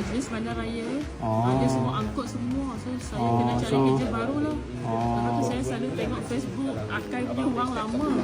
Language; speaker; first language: Malay; native; Malay